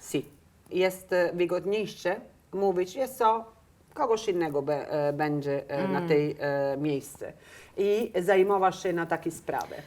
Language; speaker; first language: Polish; non-native, learner; Italian